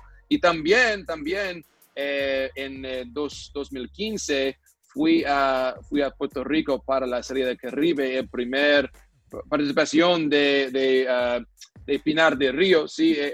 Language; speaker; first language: Spanish; non-native, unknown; English